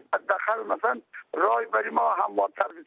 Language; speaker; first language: Persian; native; Persian